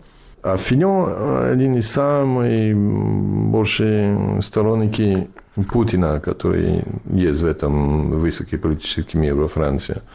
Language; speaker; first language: Russian; non-native, fluent; English